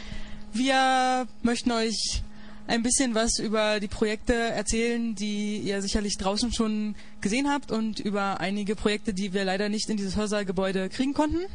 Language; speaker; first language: German; native; German